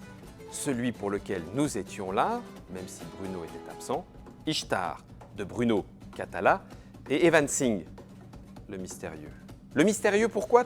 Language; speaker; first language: French; native; French